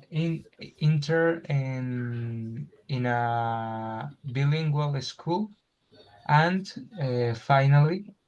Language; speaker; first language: English; non-native, learner; Spanish